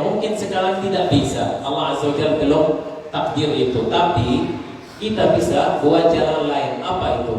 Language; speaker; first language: Indonesian; non-native, learner; Arabic